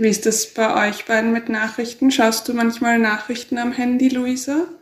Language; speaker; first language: German; native; German